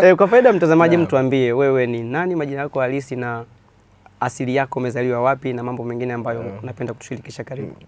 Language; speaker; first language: Swahili; native; Swahili